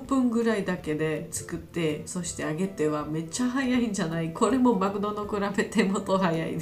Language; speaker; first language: Japanese; non-native, learner; Georgian